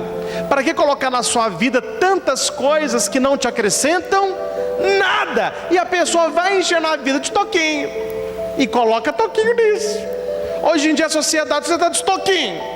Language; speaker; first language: Portuguese; native; Portuguese